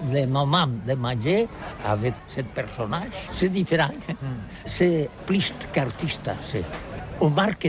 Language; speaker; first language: French; non-native, learner; Catalan